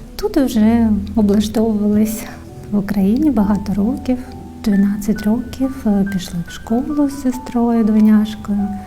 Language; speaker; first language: Ukrainian; non-native, fluent; Georgian